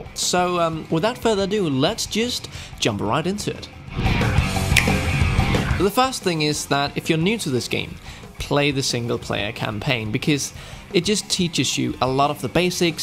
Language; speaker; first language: English; non-native, fluent; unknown